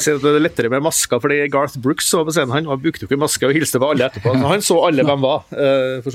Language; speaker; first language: Norwegian; native; Norwegian